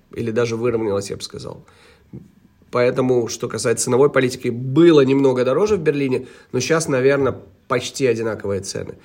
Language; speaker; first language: Russian; early bilingual, heritage; Russian